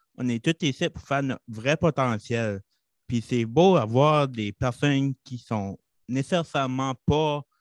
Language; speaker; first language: French; native; French